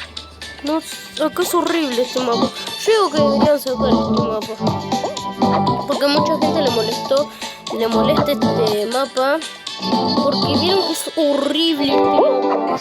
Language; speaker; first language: Spanish; native; Spanish